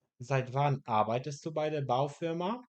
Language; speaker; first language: German; non-native, fluent; Polish